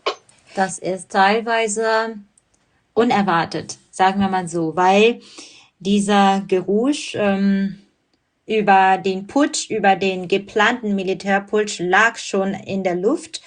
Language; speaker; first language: German; non-native, fluent; Burmese